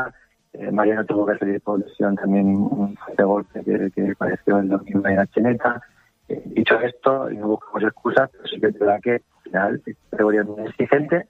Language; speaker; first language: Spanish; native; Spanish